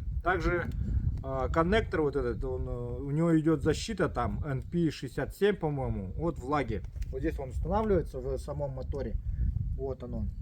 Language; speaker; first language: Russian; native; Russian